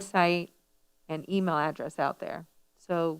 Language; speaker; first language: English; native; English